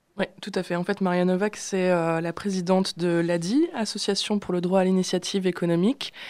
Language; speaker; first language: French; native; French